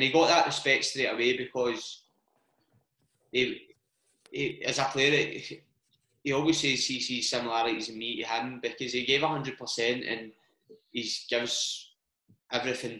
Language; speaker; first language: English; native; English